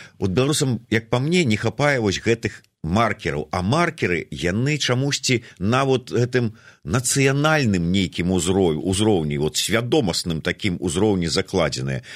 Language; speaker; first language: Belarusian; native; Belarusian